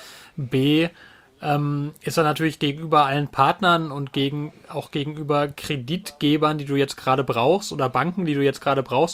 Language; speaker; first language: German; native; German